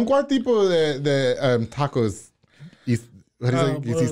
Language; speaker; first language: Spanish; early bilingual, heritage; English